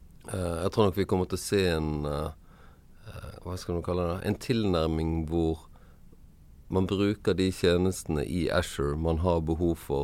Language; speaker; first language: Norwegian; native; Norwegian